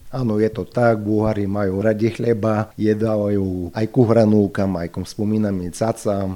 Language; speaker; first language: Slovak; non-native, fluent; Bulgarian